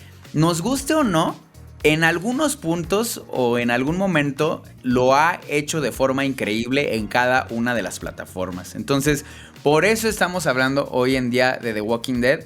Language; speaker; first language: Spanish; native; Spanish